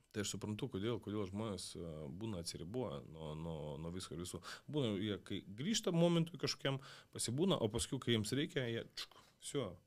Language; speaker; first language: Lithuanian; non-native, local second language; Russian